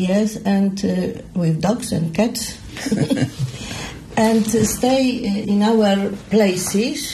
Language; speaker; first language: English; non-native, learner; Polish